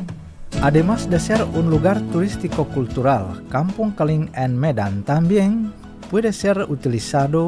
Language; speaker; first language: Spanish; non-native, fluent; Indonesian